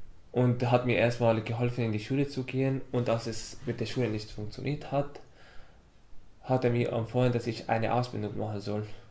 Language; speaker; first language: German; non-native, fluent; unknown